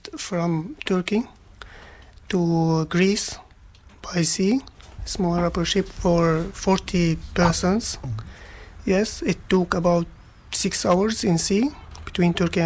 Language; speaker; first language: English; non-native, fluent; Arabic